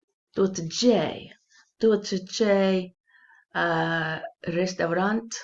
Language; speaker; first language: Albanian; non-native, learner; English